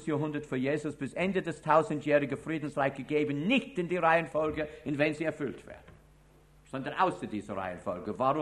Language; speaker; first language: German; non-native, fluent; English